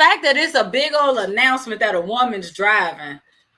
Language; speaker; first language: English; native; English